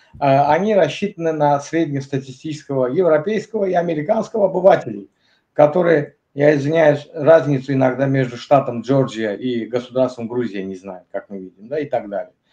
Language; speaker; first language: Russian; non-native, local second language; Azerbaijani